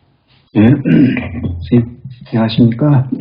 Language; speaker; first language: Korean; native; Korean